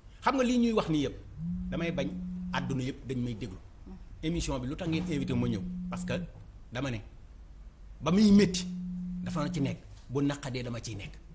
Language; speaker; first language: Wolof; native; Wolof